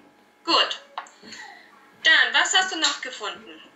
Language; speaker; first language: German; native; German